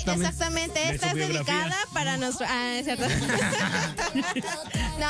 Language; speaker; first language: Spanish; native; Spanish